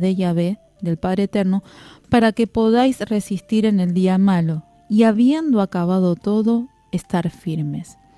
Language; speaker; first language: Spanish; native; Spanish